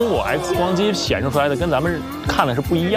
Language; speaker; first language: Chinese; native; Chinese